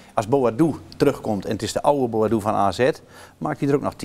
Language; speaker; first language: Dutch; native; Dutch